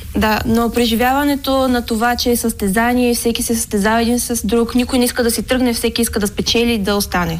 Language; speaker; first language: Bulgarian; native; Bulgarian